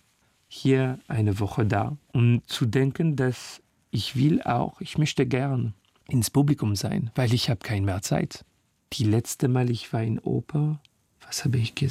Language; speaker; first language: German; non-native, fluent; French